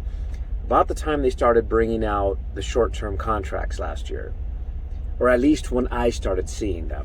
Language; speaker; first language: English; native; English